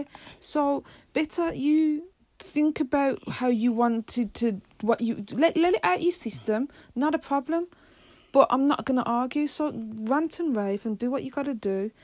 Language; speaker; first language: English; native; English